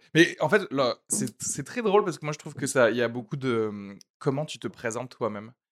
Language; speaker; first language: French; native; French